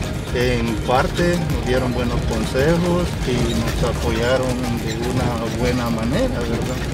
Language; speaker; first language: Spanish; native; Spanish